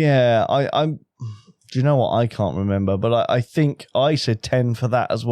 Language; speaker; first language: English; native; English